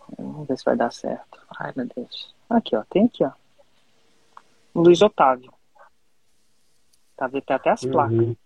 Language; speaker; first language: Portuguese; native; Portuguese